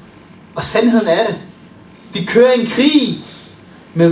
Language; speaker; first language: Danish; early bilingual, other home language; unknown